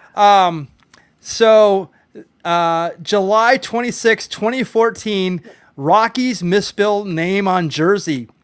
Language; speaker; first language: English; native; English